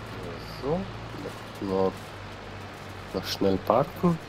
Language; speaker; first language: German; non-native, fluent; Slovenian